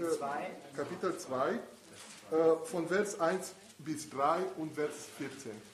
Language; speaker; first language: German; non-native, fluent; Italian